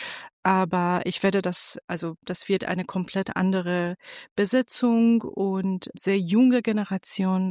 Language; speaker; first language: German; non-native, fluent; Persian